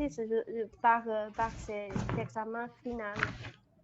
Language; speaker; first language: French; non-native, learner; Chinese